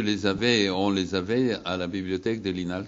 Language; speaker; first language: French; non-native, fluent; Bulgarian